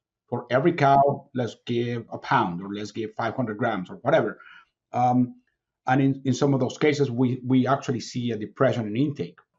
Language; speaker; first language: English; non-native, fluent; Spanish